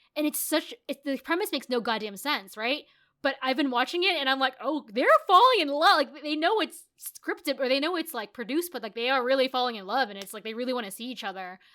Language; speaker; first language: English; native; English